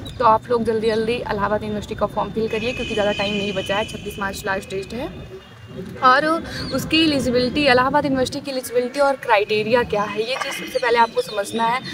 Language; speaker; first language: Hindi; native; Hindi